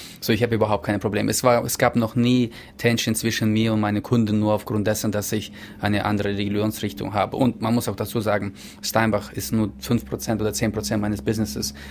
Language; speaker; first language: German; early bilingual, heritage; German